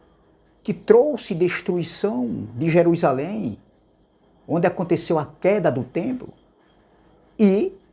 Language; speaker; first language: Portuguese; native; Portuguese